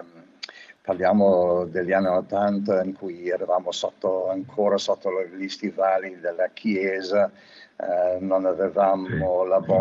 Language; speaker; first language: Italian; non-native, fluent; English